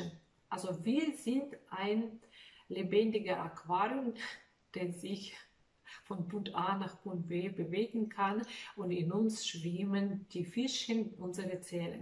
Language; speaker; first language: German; non-native, fluent; Russian